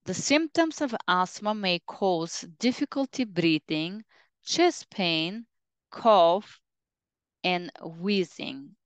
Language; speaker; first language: English; non-native, fluent; Bulgarian